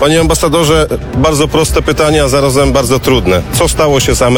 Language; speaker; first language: Polish; native; Polish